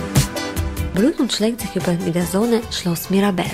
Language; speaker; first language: German; non-native, fluent; Ukrainian